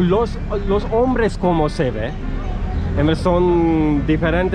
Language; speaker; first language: Spanish; non-native, learner; Turkish